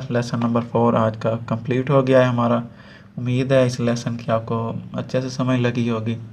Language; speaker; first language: Urdu; non-native, local second language; Punjabi